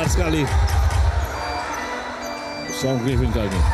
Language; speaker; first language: Indonesian; native; Indonesian